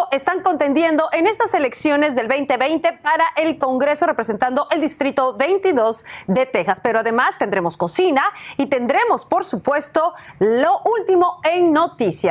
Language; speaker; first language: Spanish; native; Spanish